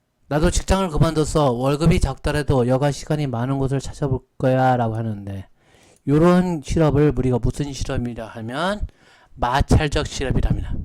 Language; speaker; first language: Korean; native; Korean